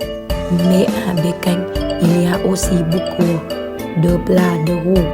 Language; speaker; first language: French; non-native, learner; Vietnamese